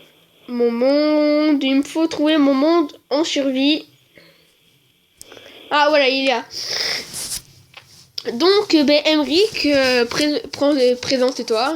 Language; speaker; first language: French; native; French